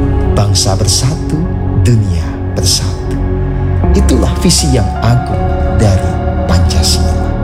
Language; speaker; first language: Indonesian; native; Indonesian